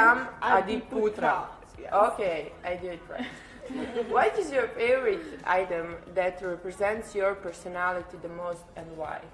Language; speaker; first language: English; non-native, learner; Serbian